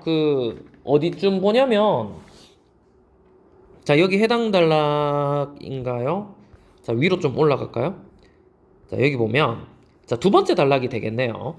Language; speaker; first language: Korean; native; Korean